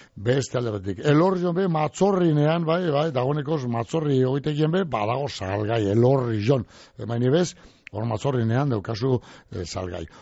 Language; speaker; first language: Basque; native; Basque